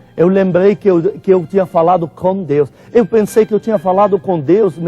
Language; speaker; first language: Portuguese; non-native, fluent; Arabic